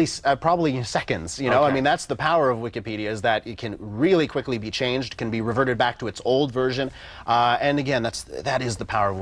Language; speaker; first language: English; native; English